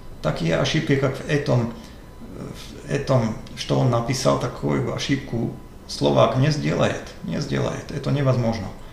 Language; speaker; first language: Russian; non-native, learner; Slovak